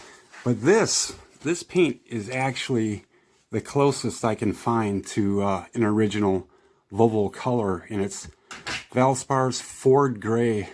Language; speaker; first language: English; native; English